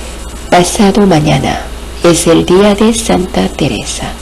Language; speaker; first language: Spanish; non-native, fluent; Korean